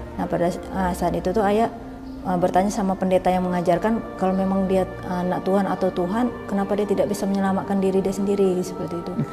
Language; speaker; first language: Indonesian; native; Indonesian